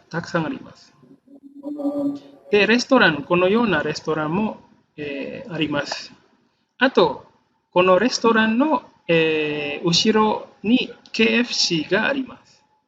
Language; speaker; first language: Japanese; non-native, fluent; Indonesian